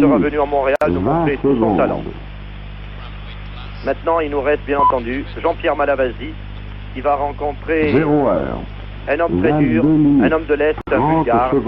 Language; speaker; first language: French; native; French